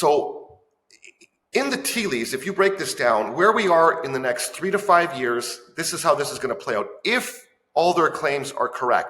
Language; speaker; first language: English; native; English